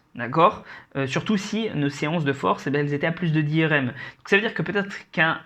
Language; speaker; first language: French; native; French